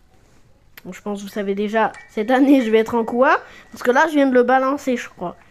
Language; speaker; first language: French; native; French